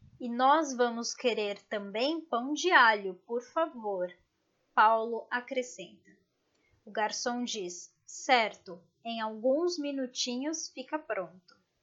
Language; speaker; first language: Portuguese; native; Portuguese